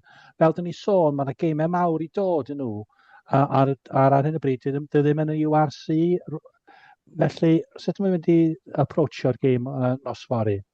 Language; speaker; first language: Welsh; non-native, local second language; English